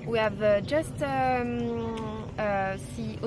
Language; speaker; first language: English; non-native, learner; French